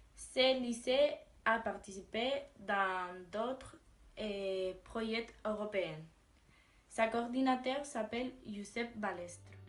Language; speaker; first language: French; non-native, learner; Spanish